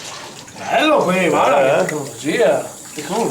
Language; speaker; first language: Italian; native; Italian